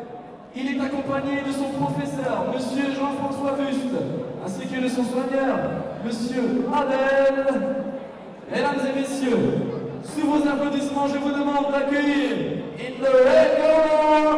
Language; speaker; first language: French; native; French